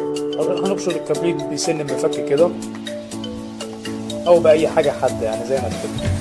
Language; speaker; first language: Arabic; native; Arabic